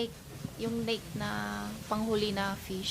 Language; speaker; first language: Filipino; non-native, local second language; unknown